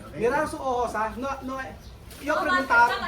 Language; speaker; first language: Spanish; non-native, learner; Filipino